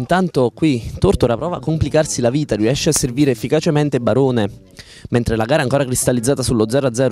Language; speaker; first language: Italian; native; Italian